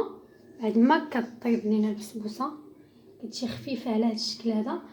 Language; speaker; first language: Arabic; native; Arabic